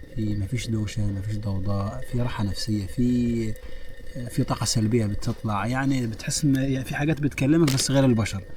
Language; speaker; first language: Egyptian Arabic; non-native, local second language; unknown